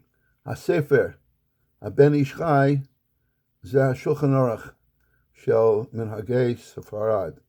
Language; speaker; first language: Hebrew; non-native, fluent; English